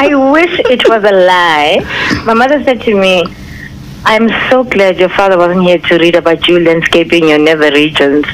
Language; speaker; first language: English; non-native, local second language; Zulu